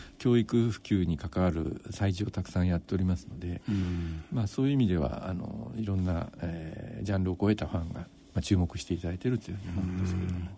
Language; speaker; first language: Japanese; native; Japanese